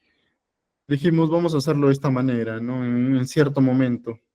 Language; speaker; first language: Spanish; native; Spanish